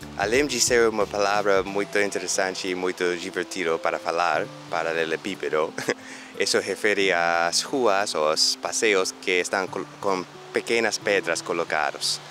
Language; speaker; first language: Portuguese; non-native, fluent; English